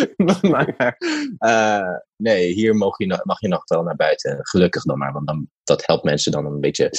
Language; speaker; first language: Dutch; non-native, fluent; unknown